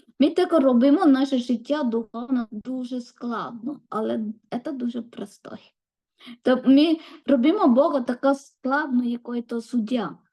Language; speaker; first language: Ukrainian; non-native, learner; Malayalam